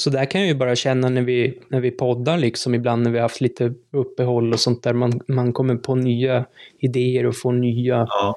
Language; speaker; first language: Swedish; native; Swedish